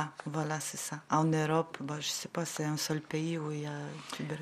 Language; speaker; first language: French; non-native, learner; Ukrainian